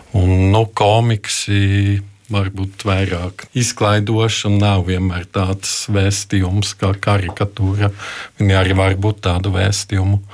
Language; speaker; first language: Latvian; non-native, fluent; German